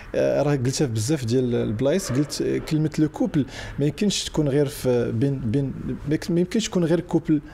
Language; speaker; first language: Arabic; native; Arabic